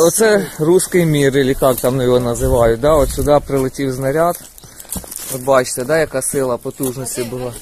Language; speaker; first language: Ukrainian; non-native, local second language; Russian